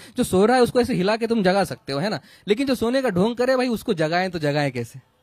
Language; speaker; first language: Hindi; non-native, local second language; Marathi